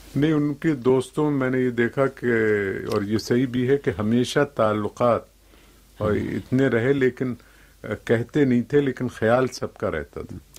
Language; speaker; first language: Urdu; native; Urdu